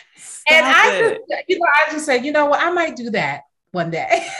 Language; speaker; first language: English; native; English